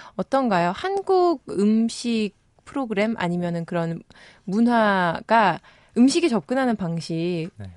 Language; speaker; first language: Korean; native; Korean